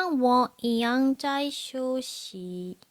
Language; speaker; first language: Chinese; non-native, learner; Korean